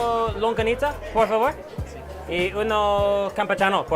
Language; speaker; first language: Spanish; non-native, learner; English